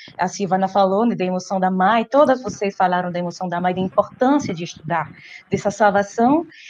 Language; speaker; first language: Portuguese; non-native, fluent; French